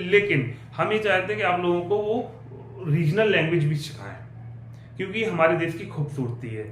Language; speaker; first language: Hindi; native; Hindi